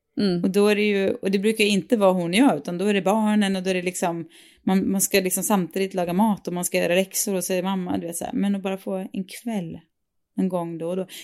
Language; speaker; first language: Swedish; native; Swedish